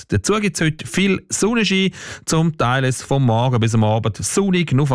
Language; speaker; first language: German; native; German